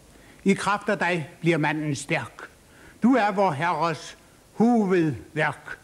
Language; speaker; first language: Danish; native; Danish